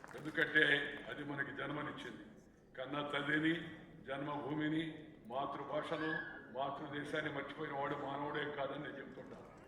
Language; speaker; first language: Telugu; native; Telugu